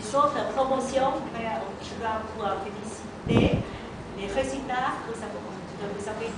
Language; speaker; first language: French; non-native, learner; Vietnamese